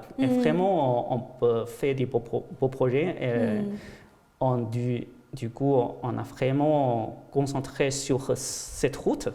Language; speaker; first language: French; non-native, fluent; Chinese